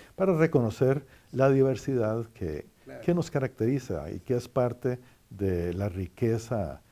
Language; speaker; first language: Spanish; native; Spanish